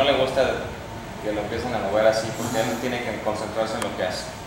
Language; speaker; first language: Spanish; native; Spanish